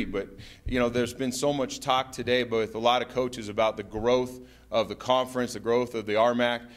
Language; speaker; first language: English; native; English